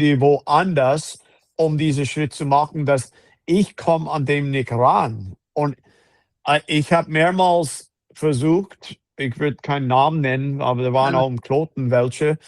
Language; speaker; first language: German; non-native, fluent; English